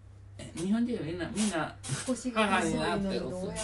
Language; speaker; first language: Japanese; non-native, learner; Italian